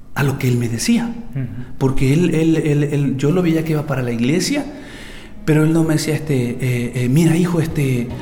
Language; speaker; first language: Spanish; native; Spanish